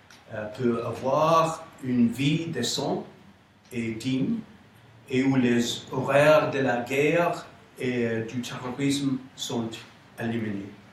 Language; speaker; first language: French; non-native, fluent; English